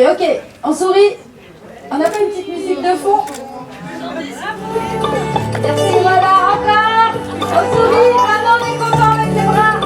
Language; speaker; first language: French; native; French